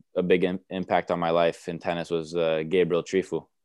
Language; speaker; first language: English; early bilingual, other home language; Romanian